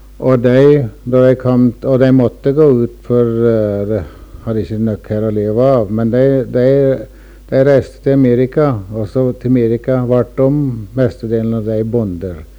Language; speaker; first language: Norwegian; early bilingual, heritage; Norwegian